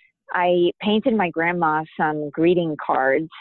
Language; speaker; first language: English; native; English